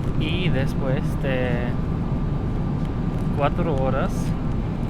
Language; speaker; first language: Spanish; non-native, learner; German